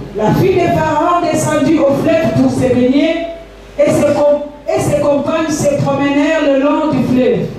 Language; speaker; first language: French; non-native, local second language; Lingala